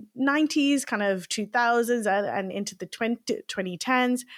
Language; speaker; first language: English; native; English